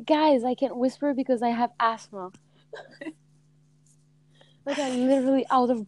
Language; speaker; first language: English; non-native, fluent; French